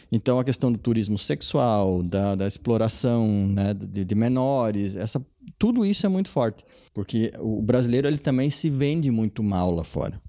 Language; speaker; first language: Portuguese; non-native, local second language; German